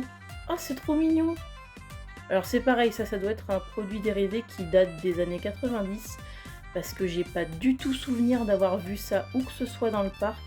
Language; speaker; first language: French; native; French